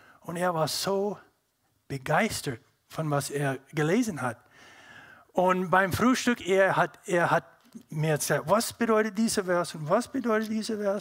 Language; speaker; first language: German; non-native, learner; English